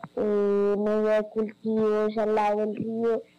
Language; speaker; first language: Spanish; native; Spanish